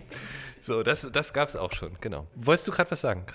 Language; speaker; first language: German; native; German